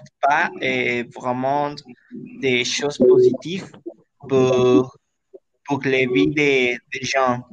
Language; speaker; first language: French; non-native, learner; Spanish